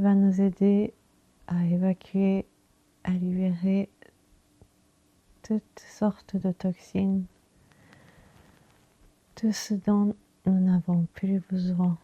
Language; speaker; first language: French; non-native, fluent; Japanese